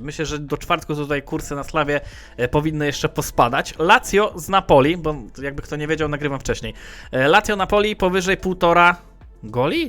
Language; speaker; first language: Polish; native; Polish